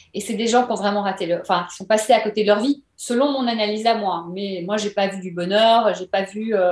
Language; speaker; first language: French; native; French